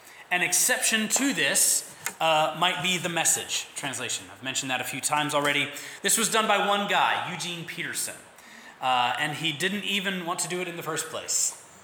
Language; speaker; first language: English; native; English